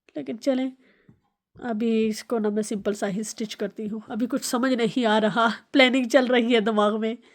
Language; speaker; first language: Urdu; non-native, local second language; Pahari-Potwari